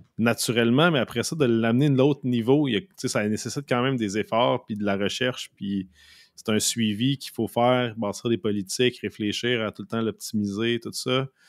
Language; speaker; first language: French; native; French